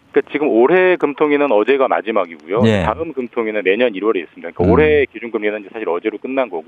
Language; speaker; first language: Korean; native; Korean